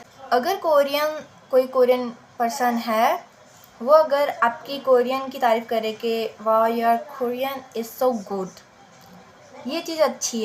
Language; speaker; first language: Hindi; native; Hindi